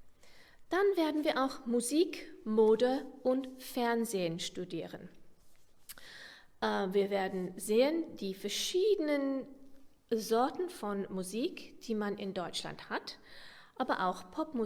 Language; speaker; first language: German; non-native, fluent; English